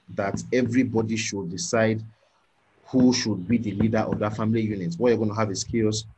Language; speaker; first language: English; non-native, local second language; Yoruba